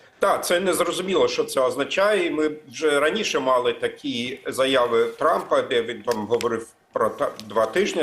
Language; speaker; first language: Ukrainian; non-native, fluent; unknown